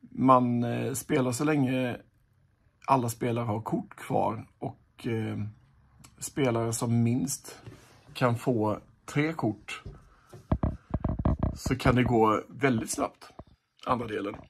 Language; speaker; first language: Swedish; native; Swedish